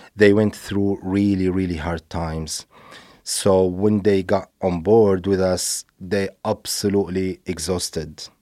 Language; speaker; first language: English; non-native, fluent; Arabic